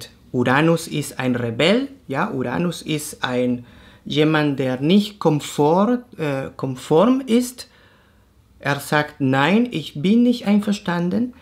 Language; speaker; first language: German; non-native, fluent; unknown